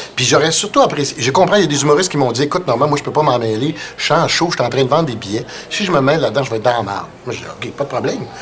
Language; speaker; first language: French; native; French